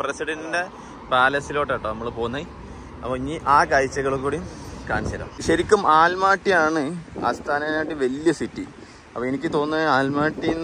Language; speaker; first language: English; non-native, local second language; Malayalam